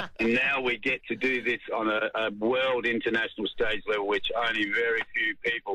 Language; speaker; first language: English; native; English